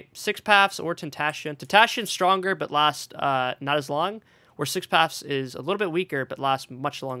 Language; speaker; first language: English; native; English